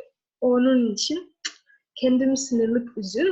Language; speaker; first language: Turkish; non-native, learner; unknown